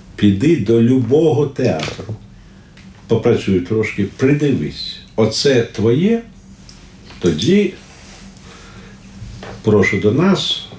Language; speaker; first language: Ukrainian; non-native, fluent; Russian